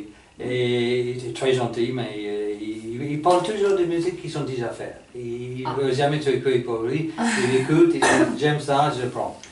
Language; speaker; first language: French; non-native, fluent; English